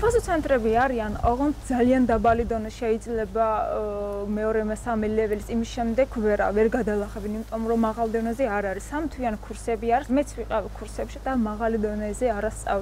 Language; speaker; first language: Georgian; non-native, local second language; Azerbaijani